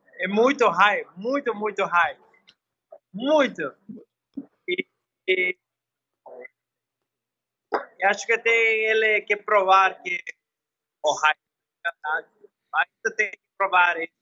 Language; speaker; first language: Portuguese; non-native, learner; English